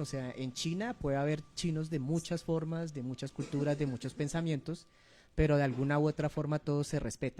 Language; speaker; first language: Spanish; native; Spanish